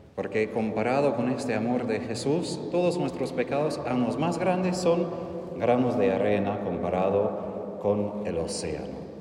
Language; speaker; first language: Spanish; non-native, fluent; English